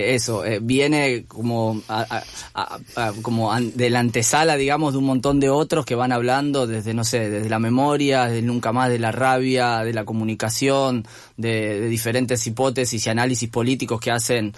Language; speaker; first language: Spanish; native; Spanish